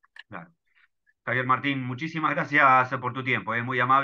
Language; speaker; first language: Spanish; native; Spanish